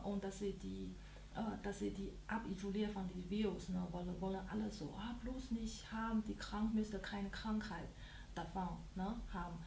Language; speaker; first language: German; non-native, learner; Chinese